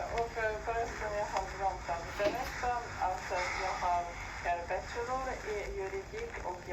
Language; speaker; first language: Swedish; non-native, fluent; Ukrainian